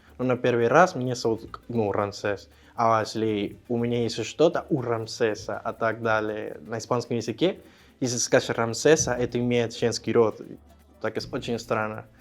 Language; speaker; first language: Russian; non-native, learner; Spanish